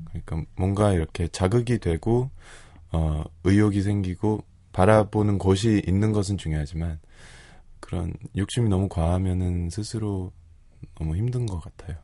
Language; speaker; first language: Korean; early bilingual, heritage; Korean